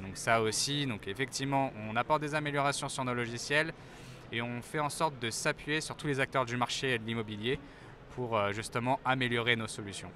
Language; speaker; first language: French; native; French